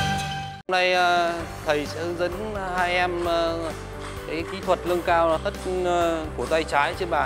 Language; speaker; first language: Vietnamese; native; Vietnamese